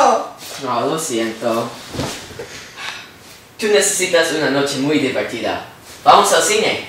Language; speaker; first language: Spanish; non-native, learner; English